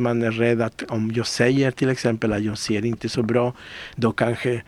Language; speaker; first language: Swedish; non-native, fluent; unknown